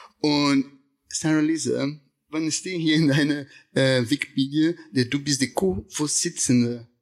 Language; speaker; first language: German; non-native, learner; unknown